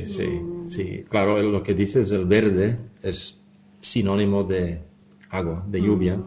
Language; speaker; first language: Spanish; non-native, fluent; Dutch